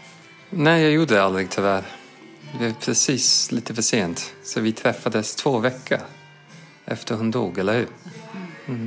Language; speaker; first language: Swedish; non-native, fluent; English